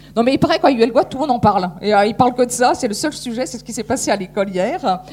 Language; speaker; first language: French; native; French